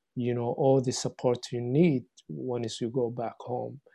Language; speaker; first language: English; non-native, fluent; Somali